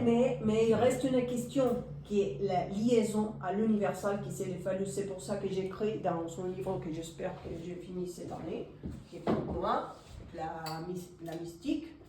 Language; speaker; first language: French; non-native, fluent; Spanish